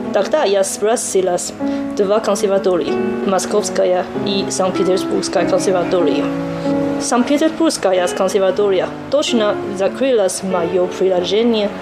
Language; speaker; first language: Russian; non-native, learner; Chinese